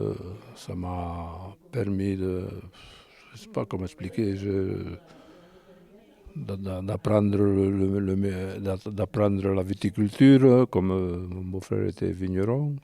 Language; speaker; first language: French; native; French